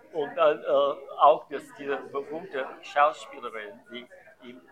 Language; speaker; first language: German; non-native, learner; English